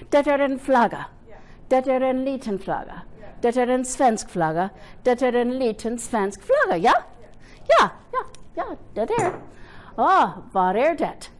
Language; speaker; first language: Swedish; non-native, fluent; English